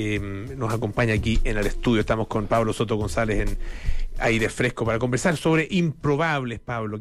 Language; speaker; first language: Spanish; native; Spanish